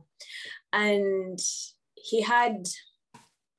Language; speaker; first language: English; non-native, local second language; Ganda